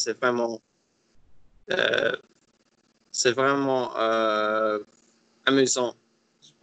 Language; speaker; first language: French; non-native, learner; English